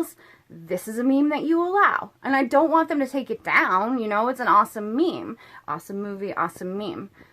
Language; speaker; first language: English; native; English